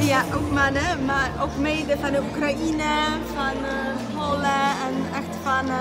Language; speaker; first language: Dutch; non-native, learner; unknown